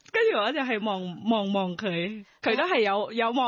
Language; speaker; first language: Cantonese; non-native, learner; Thai